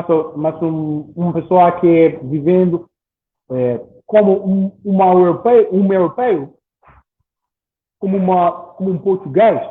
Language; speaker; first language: Portuguese; non-native, learner; English